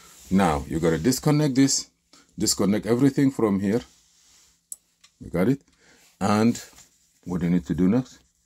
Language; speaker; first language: English; non-native, fluent; Arabic